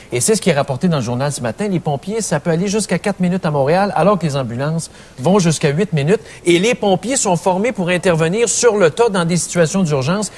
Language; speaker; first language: French; native; French